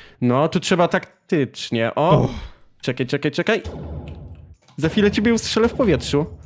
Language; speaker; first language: Polish; native; Polish